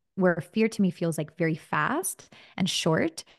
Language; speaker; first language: English; early bilingual, other home language; Spanish